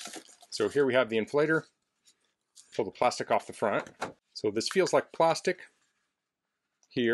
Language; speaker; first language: English; native; English